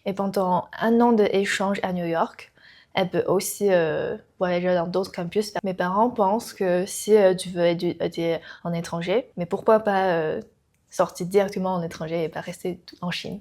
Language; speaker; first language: French; non-native, learner; Chinese